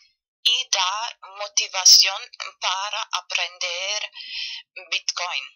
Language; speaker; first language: Spanish; non-native, fluent; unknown